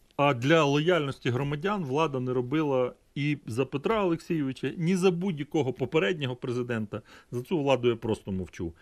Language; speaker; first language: Ukrainian; native; Ukrainian